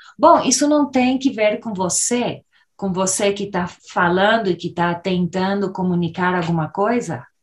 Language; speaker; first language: Portuguese; early bilingual, other home language; English